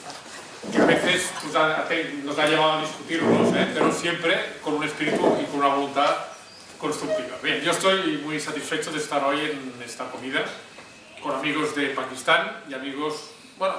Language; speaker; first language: Spanish; native; Spanish